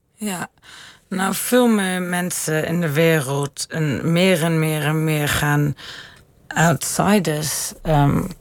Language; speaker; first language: Dutch; early bilingual, heritage; Dutch